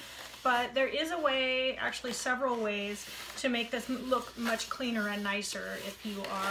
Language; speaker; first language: English; native; English